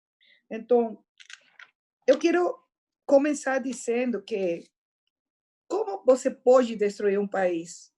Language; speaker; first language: Portuguese; non-native, fluent; Spanish